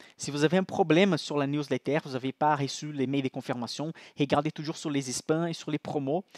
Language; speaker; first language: French; non-native, fluent; Portuguese